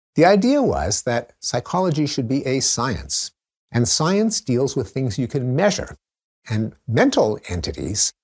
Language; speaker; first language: English; native; English